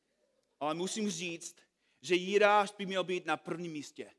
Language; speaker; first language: Czech; non-native, fluent; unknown